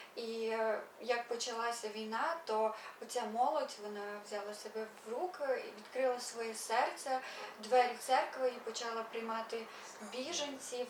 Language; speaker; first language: Ukrainian; native; Ukrainian